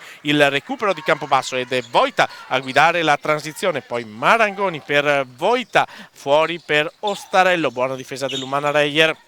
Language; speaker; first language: Italian; native; Italian